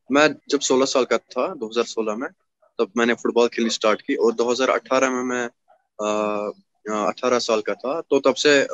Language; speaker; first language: Hindi; native; Hindi